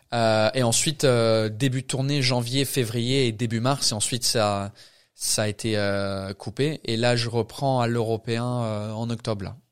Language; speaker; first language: French; non-native, fluent; English